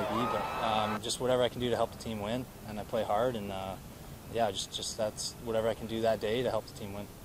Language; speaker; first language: English; native; English